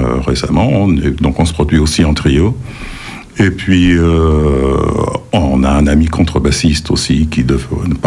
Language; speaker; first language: French; native; French